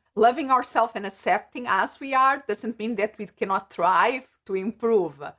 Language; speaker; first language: English; non-native, fluent; Portuguese